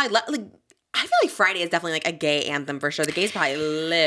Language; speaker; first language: English; native; English